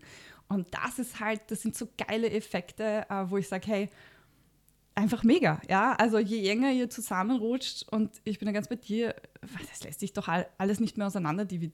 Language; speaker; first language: German; native; German